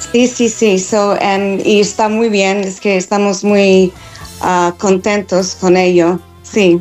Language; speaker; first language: Spanish; non-native, fluent; English